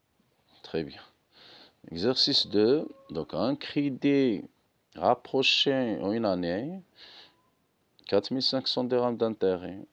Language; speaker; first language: French; non-native, local second language; Arabic